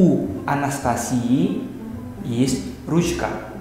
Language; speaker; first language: Russian; non-native, fluent; Indonesian